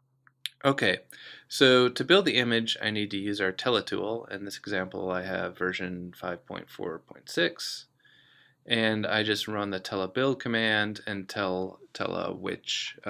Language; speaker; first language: English; native; English